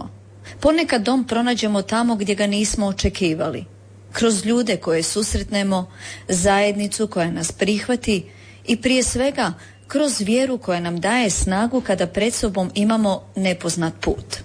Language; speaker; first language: Serbian; native; Serbian